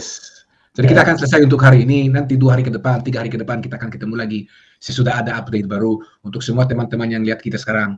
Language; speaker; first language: Indonesian; non-native, fluent; Hebrew